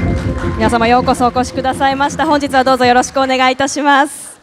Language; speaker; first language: Japanese; native; Japanese